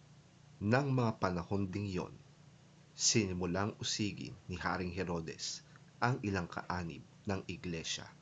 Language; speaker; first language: Filipino; native; Filipino